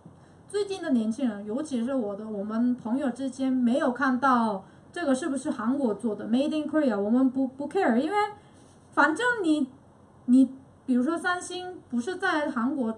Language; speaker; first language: Chinese; non-native, fluent; Korean